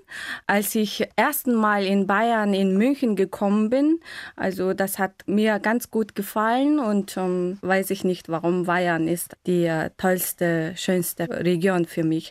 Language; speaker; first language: German; non-native, fluent; Mongolian